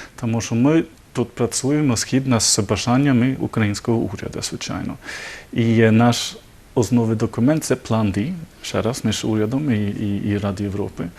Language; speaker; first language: Ukrainian; non-native, learner; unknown